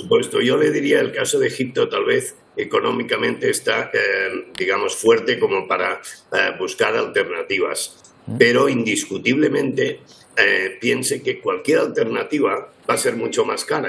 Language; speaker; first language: Spanish; native; Spanish